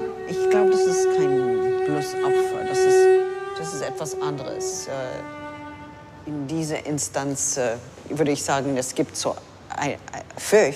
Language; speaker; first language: German; non-native, fluent; English